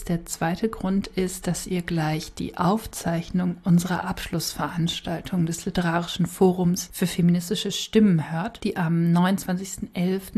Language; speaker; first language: German; native; German